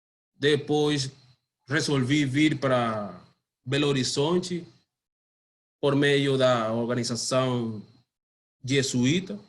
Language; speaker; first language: Portuguese; non-native, learner; Spanish